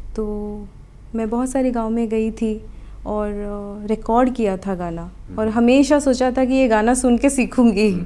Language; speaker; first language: Hindi; non-native, local second language; Odia